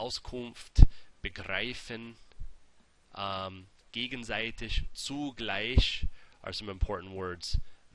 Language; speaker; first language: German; non-native, fluent; English